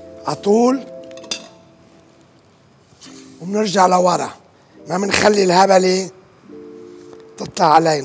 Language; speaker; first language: Arabic; native; Arabic